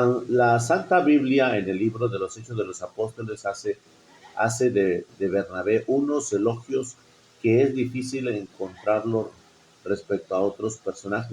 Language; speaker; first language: Spanish; native; Spanish